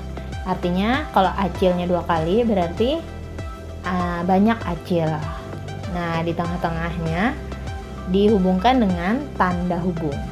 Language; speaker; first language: Indonesian; non-native, local second language; Banjar